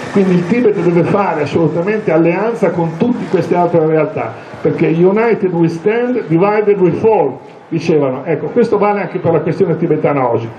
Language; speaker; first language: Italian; native; Italian